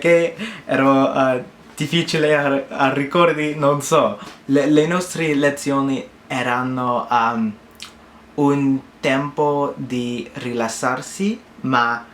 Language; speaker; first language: Italian; non-native, learner; English